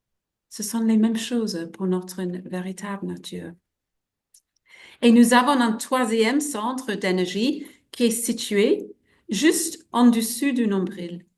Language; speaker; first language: French; non-native, fluent; English